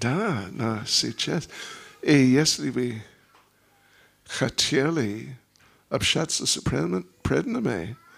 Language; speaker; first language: Russian; non-native, learner; English